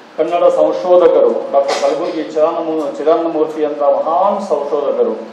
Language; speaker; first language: Kannada; native; Kannada